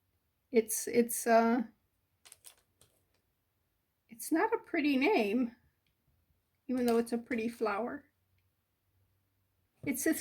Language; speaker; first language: English; native; English